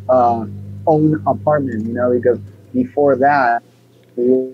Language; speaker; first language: English; non-native, fluent; Spanish